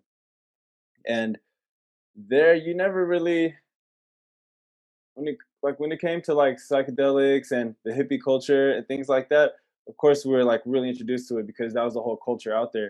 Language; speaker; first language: English; native; English